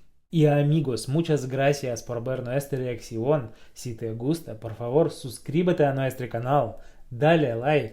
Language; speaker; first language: Spanish; non-native, fluent; Russian